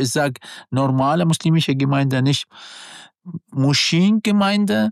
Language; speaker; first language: German; non-native, learner; Arabic